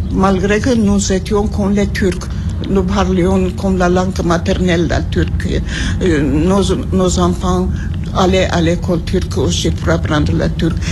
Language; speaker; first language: French; non-native, learner; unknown